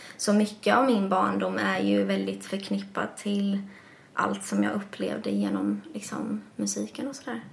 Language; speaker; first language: Swedish; early bilingual, other home language; English